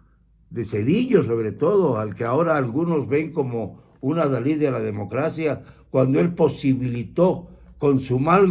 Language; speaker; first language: Spanish; native; Spanish